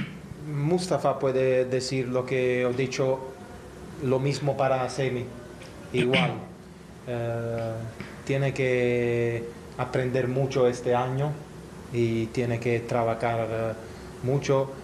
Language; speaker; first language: Spanish; non-native, fluent; Italian